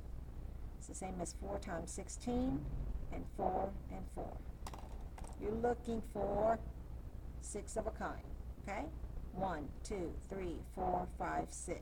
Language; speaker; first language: English; native; English